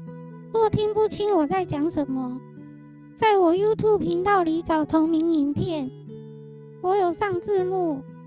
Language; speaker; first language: Chinese; native; Chinese